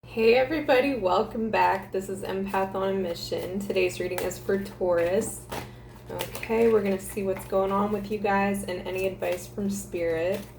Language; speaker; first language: English; native; English